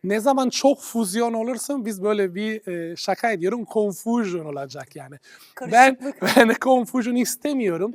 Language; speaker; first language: Turkish; non-native, fluent; Italian